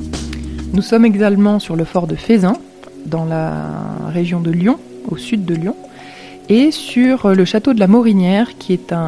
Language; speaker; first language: French; native; French